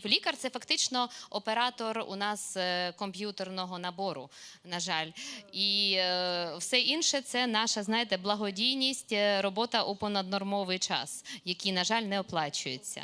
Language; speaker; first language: Ukrainian; native; Ukrainian